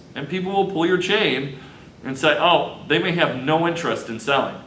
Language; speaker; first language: English; native; English